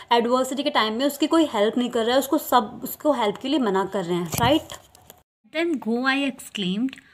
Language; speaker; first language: Hindi; native; Hindi